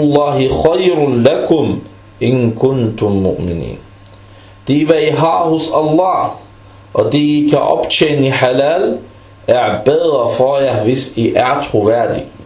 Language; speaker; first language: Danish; early bilingual, other home language; Arabic